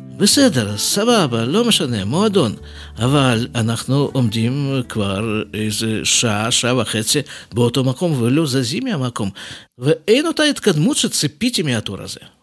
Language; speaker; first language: Hebrew; non-native, fluent; Russian